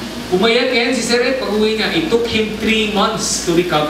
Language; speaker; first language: English; non-native, local second language; Cebuano